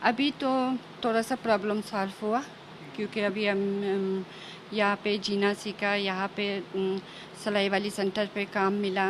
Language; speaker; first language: Hindi; non-native, fluent; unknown